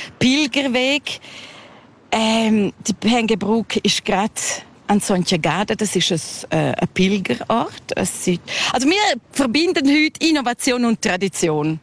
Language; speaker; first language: German; early bilingual, other home language; Spanish